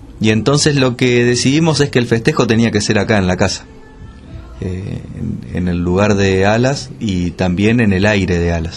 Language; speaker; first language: Spanish; native; Spanish